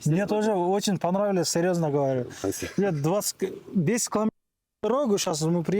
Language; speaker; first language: Russian; non-native, local second language; Kyrgyz